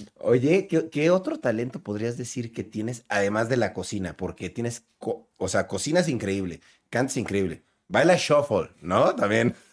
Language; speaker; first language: Spanish; native; Spanish